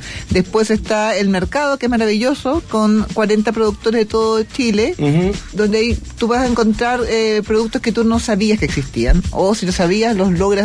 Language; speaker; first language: Spanish; native; Spanish